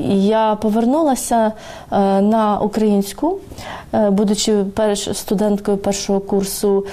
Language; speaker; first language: Ukrainian; native; Ukrainian